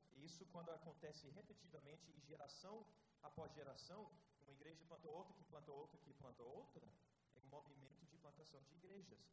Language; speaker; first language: Portuguese; non-native, fluent; English